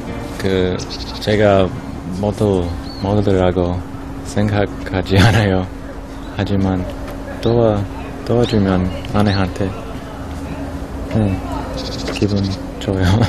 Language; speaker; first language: Korean; non-native, learner; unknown